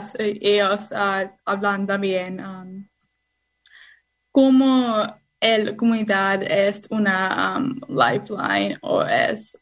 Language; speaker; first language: Spanish; non-native, learner; English